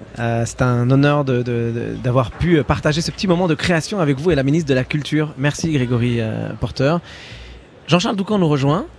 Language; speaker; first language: French; native; French